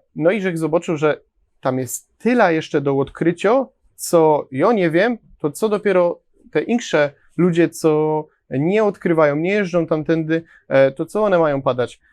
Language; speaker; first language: Polish; native; Polish